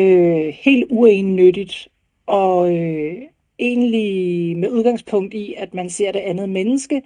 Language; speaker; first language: Danish; native; Danish